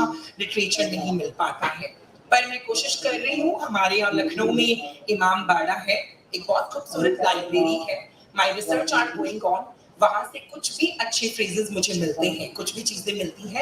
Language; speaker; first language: Hindi; native; Hindi